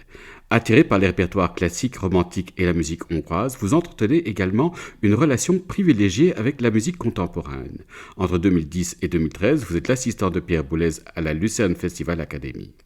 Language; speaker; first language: French; native; French